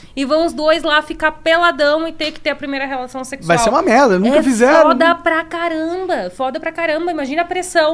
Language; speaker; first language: Portuguese; native; Portuguese